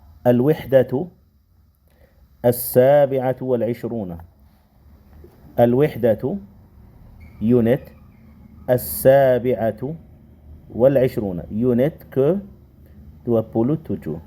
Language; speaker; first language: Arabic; non-native, fluent; Indonesian